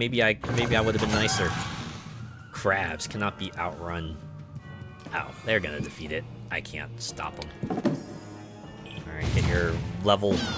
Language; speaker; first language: English; native; English